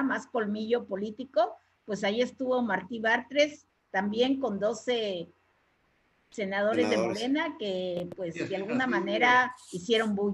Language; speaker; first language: Spanish; native; Spanish